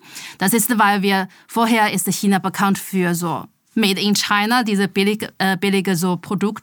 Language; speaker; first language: German; non-native, fluent; Chinese